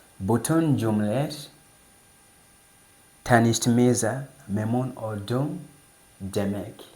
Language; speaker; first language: Turkish; non-native, fluent; English